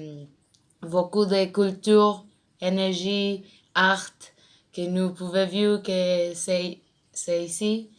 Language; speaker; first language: French; non-native, learner; Spanish